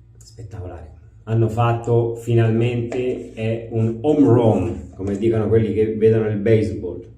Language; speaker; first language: Italian; native; Italian